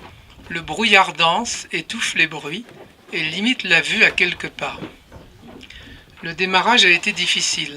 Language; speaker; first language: French; native; French